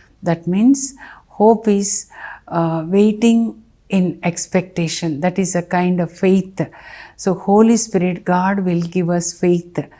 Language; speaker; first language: English; non-native, local second language; Telugu